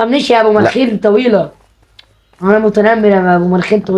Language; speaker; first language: Arabic; native; Arabic